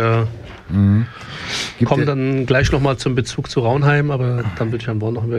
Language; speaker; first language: German; native; German